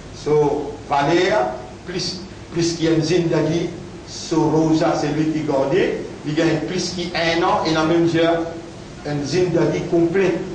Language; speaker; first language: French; non-native, local second language; Morisyen